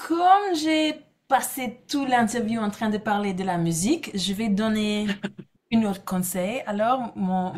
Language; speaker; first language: French; non-native, fluent; English